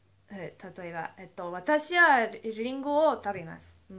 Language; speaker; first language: Japanese; non-native, learner; English